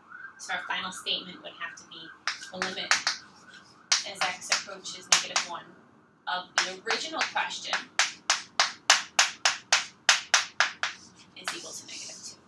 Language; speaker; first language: English; native; English